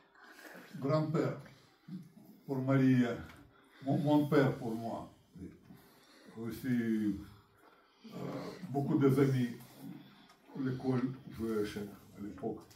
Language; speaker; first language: French; non-native, learner; Russian